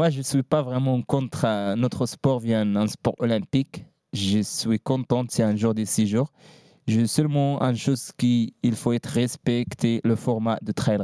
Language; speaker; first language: French; non-native, learner; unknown